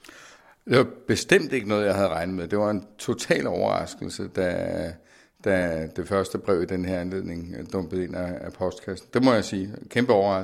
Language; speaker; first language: Danish; native; Danish